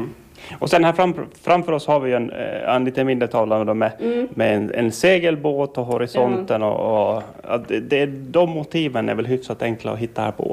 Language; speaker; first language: Swedish; native; Swedish